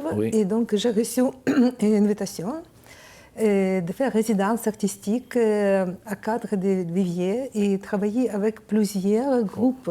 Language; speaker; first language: French; non-native, learner; Ukrainian